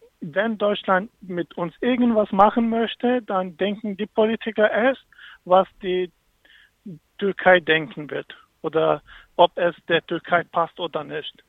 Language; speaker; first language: German; non-native, fluent; Kurdish